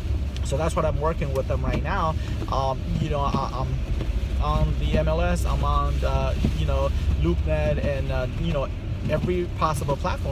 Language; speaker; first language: English; non-native, fluent; Chinese